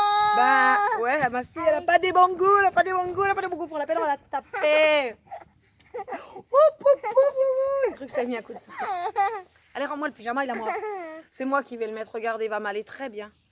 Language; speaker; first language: French; native; French